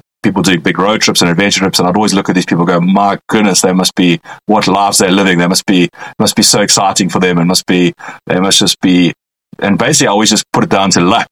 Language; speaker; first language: English; native; English